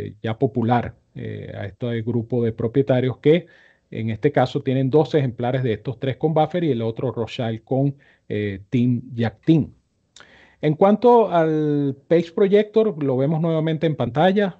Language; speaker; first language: Spanish; native; Spanish